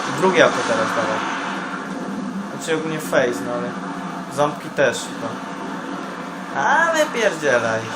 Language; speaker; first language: Polish; native; Polish